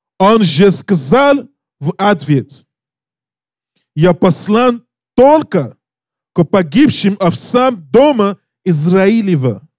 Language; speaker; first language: Russian; non-native, learner; English